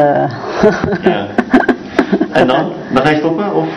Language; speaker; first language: Dutch; non-native, learner; Chinese